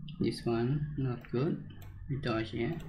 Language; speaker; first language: English; non-native, learner; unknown